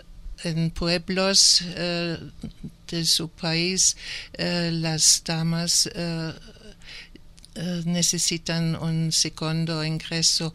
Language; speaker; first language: Spanish; non-native, learner; German